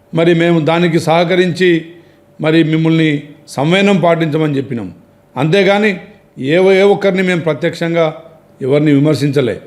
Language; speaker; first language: Telugu; non-native, local second language; Lambadi